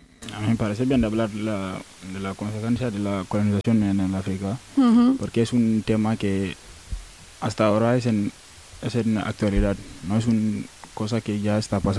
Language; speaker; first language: Spanish; non-native, learner; Wolof